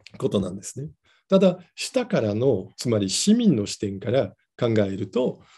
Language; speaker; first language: Japanese; non-native, fluent; Dutch